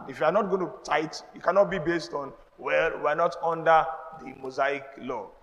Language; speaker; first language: English; non-native, local second language; Yoruba